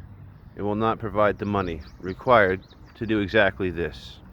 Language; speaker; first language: English; native; English